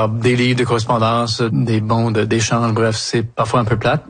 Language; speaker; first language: French; native; French